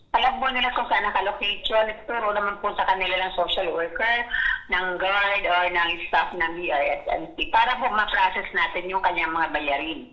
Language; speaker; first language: Filipino; non-native, local second language; Bikol